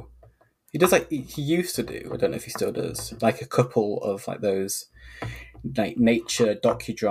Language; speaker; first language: English; native; English